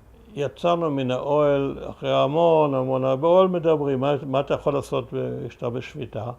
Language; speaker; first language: Hebrew; early bilingual, other home language; German